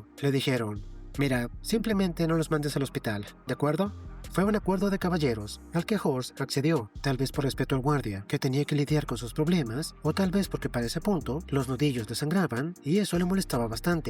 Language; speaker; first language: Spanish; native; Spanish